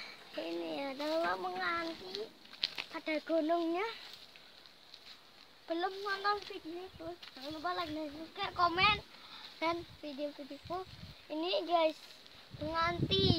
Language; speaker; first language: Indonesian; non-native, local second language; Javanese